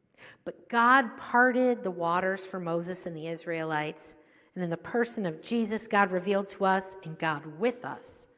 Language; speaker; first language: English; native; English